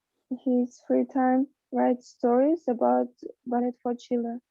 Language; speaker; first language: English; non-native, learner; Uzbek